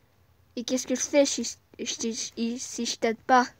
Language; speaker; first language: French; native; French